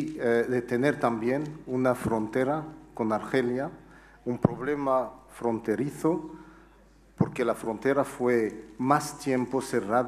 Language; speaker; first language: Spanish; non-native, fluent; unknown